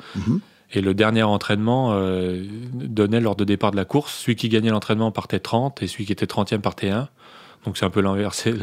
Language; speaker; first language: French; native; French